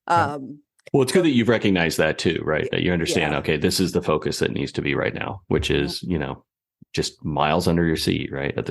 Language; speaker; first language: English; native; English